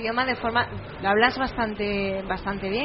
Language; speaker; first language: Spanish; native; Spanish